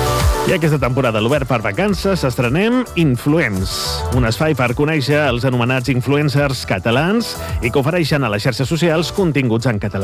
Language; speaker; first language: Catalan; native; Catalan